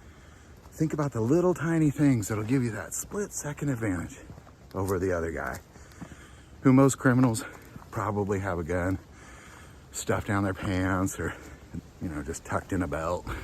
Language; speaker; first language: English; native; English